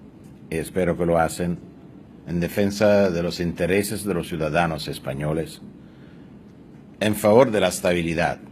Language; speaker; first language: Spanish; non-native, fluent; Italian